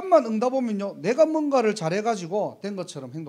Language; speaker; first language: Korean; native; Korean